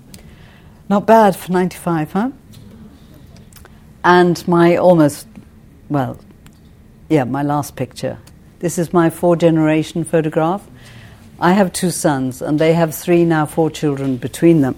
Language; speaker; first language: English; native; English